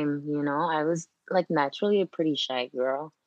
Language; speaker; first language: English; non-native, fluent; French